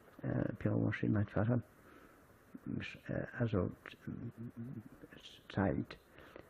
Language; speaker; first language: German; non-native, fluent; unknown